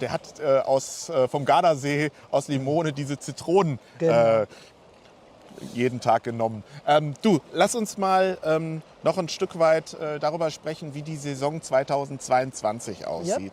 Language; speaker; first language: German; native; German